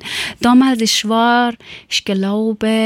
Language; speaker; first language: German; non-native, learner; Persian